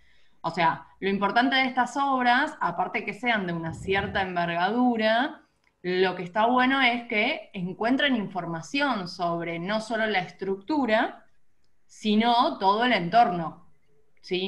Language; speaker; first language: Spanish; native; Spanish